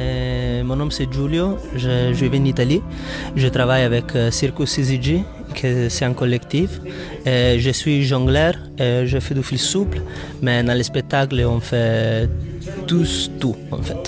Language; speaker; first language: French; non-native, fluent; Italian